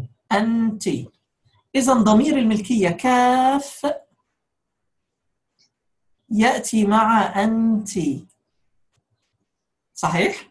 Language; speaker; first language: Arabic; non-native, fluent; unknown